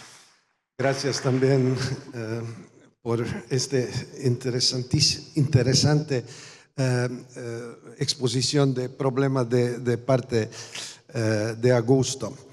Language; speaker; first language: Spanish; non-native, fluent; Croatian